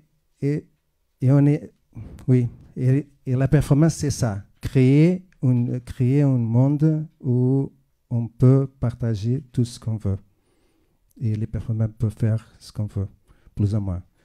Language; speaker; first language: French; non-native, fluent; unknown